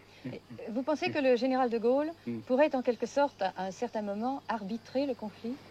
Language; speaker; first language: French; native; French